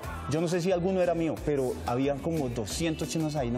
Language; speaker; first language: Spanish; native; Spanish